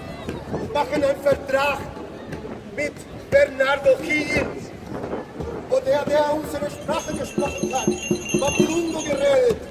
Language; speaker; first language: German; non-native, learner; Spanish